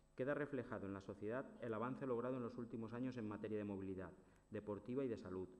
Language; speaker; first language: Spanish; non-native, local second language; Catalan